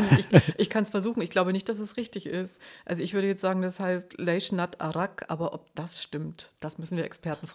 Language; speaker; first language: German; native; German